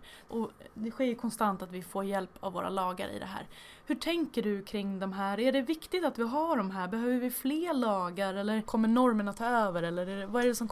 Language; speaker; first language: Swedish; native; Swedish